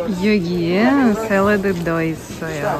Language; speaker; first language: Korean; non-native, learner; Russian